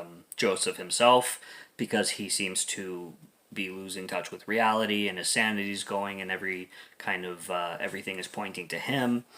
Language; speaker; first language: English; native; English